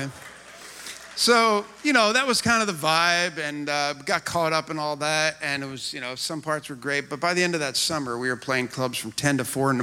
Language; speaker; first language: English; native; English